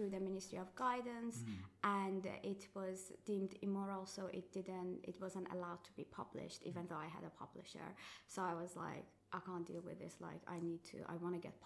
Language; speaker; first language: English; non-native, fluent; Persian